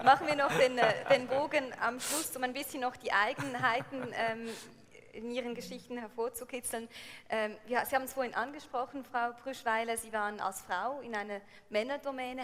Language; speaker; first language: German; native; German